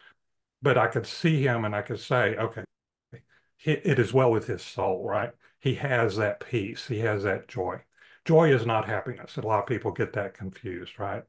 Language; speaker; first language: English; native; English